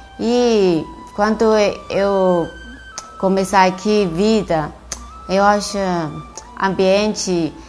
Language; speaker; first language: Portuguese; non-native, learner; Chinese